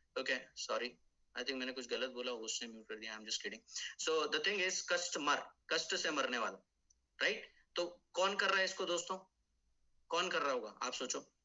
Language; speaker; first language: Hindi; native; Hindi